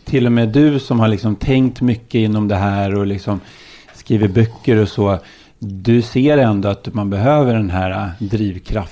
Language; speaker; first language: Swedish; native; Swedish